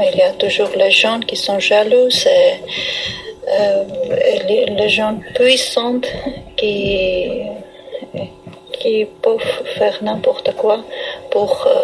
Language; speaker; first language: French; non-native, learner; Armenian